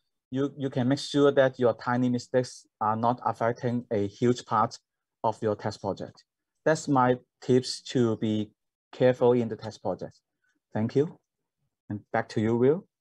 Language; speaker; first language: English; non-native, fluent; Cantonese